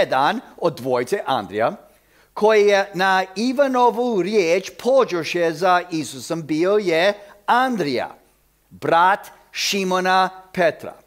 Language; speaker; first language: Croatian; early bilingual, heritage; Croatian